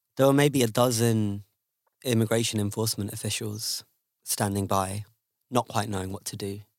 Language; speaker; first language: English; native; English